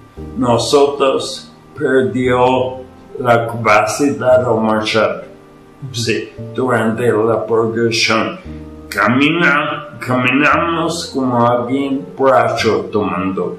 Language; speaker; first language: Spanish; non-native, fluent; English